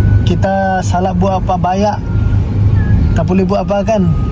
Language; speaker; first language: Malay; non-native, learner; Tedim Chin